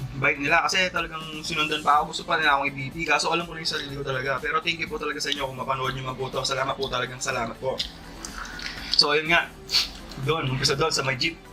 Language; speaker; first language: Filipino; native; Filipino